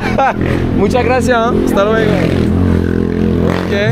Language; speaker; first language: Spanish; non-native, learner; French